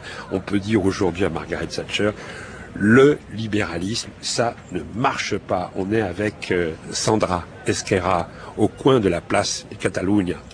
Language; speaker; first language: French; native; French